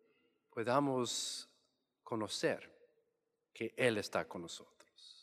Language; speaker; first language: Spanish; non-native, fluent; English